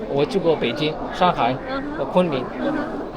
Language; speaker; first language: Chinese; non-native, learner; Amharic